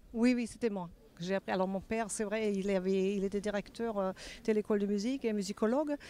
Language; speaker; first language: French; non-native, fluent; German